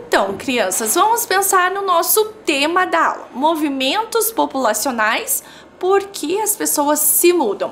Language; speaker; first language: Portuguese; native; Portuguese